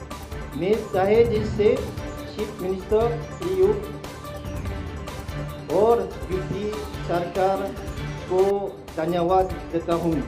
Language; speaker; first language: Hindi; non-native, learner; Korean